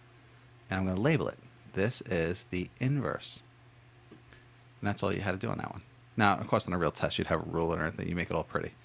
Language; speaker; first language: English; native; English